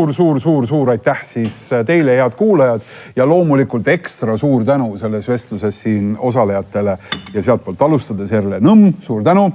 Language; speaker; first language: Estonian; native; Estonian